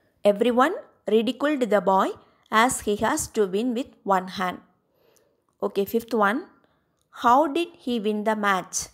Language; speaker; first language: English; non-native, local second language; Tamil